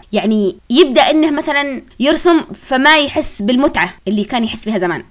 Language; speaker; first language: Arabic; native; Arabic